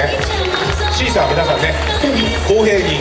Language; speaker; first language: Japanese; native; Japanese